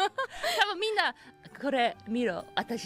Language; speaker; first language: Japanese; non-native, fluent; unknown